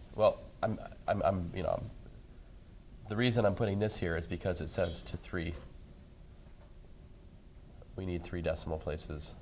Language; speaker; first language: English; native; English